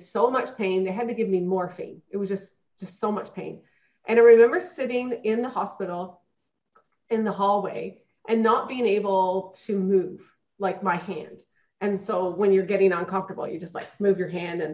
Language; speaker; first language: English; native; English